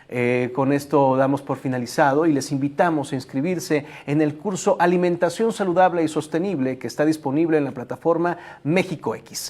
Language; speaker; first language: Spanish; native; Spanish